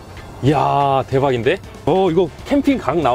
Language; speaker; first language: Korean; native; Korean